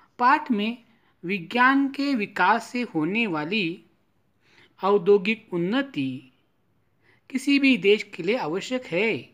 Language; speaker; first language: Hindi; non-native, local second language; Marathi